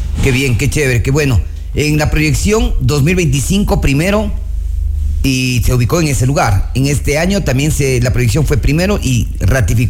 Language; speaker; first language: Spanish; native; Spanish